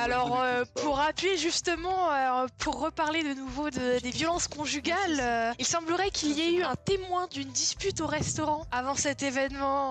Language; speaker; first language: French; native; French